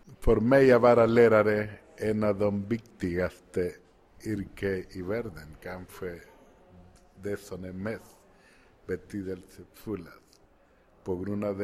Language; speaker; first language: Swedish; non-native, fluent; Spanish